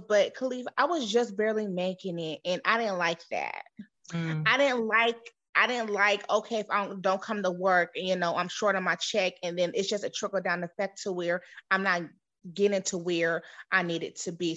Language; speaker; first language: English; native; English